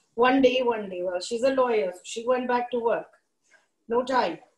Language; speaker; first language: English; non-native, local second language; Hindi